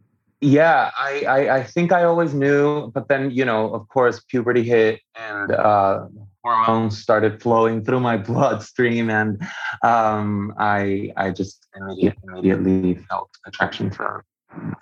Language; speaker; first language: English; non-native, fluent; Spanish